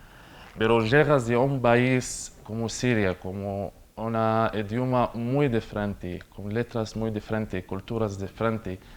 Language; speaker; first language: Spanish; non-native, learner; Arabic